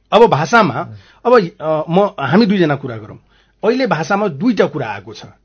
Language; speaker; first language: Nepali; non-native, local second language; Maithili